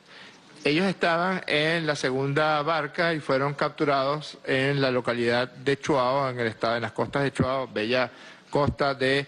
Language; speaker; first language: Spanish; native; Spanish